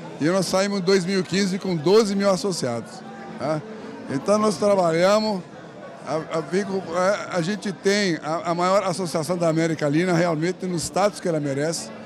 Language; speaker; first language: Portuguese; non-native, fluent; Arabic